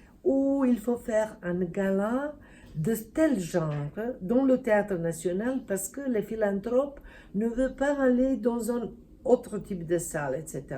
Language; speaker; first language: French; non-native, fluent; Serbian